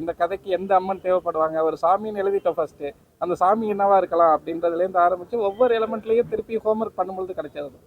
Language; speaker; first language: Tamil; native; Tamil